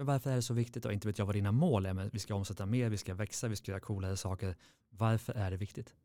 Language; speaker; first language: Swedish; native; Swedish